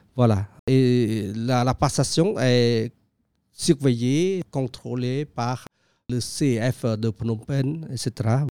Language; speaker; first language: French; non-native, fluent; Khmer